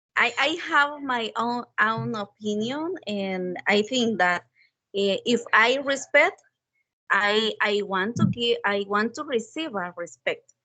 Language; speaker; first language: English; non-native, learner; Spanish